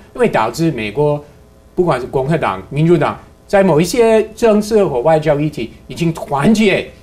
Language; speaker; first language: Chinese; native; Chinese